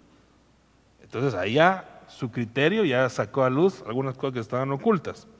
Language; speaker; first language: Spanish; native; Spanish